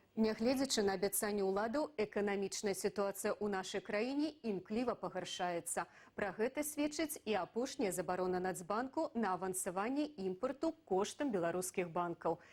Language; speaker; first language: Belarusian; native; Belarusian